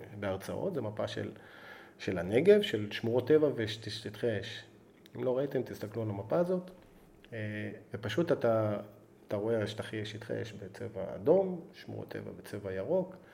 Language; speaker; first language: Hebrew; native; Hebrew